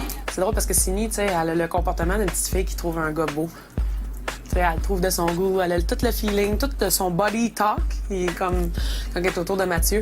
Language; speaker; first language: French; native; French